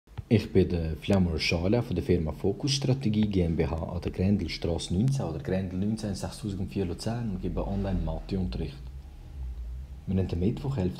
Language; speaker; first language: German; early bilingual, other home language; Albanian